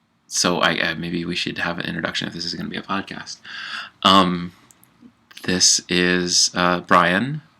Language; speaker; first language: English; native; English